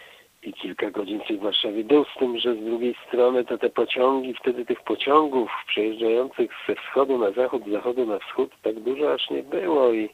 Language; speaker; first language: Polish; native; Polish